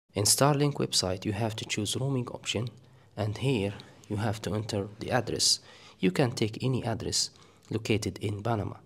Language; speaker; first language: English; non-native, fluent; Arabic